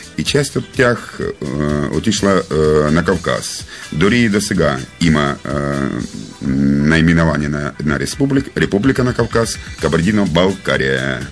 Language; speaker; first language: Bulgarian; non-native, learner; Russian